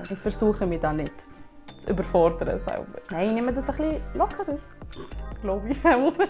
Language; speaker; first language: German; early bilingual, other home language; Albanian